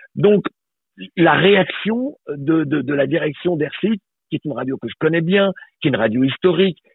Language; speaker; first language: French; native; French